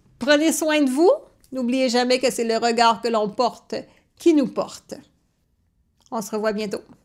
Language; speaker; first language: French; native; French